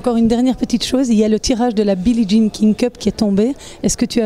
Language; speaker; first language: French; native; French